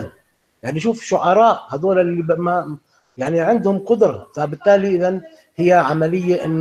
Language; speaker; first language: Arabic; native; Arabic